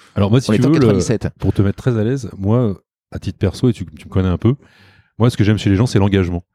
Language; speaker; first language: French; native; French